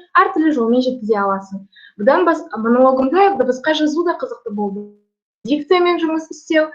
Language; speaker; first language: Kazakh; non-native, local second language; Russian